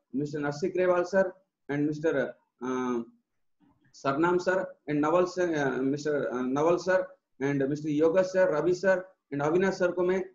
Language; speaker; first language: Hindi; non-native, local second language; Odia